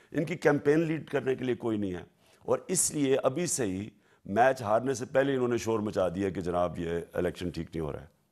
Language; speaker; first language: Urdu; native; Urdu